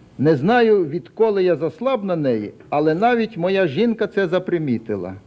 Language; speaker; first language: Ukrainian; native; Ukrainian